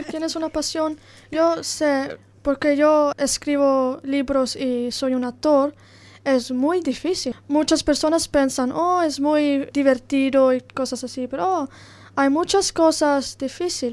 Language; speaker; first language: Spanish; non-native, learner; Italian